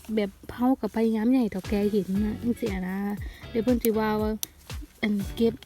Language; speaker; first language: Thai; non-native, local second language; Northeastern Thai